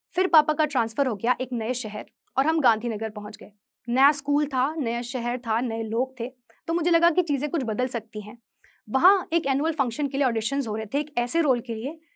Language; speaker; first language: Hindi; native; Hindi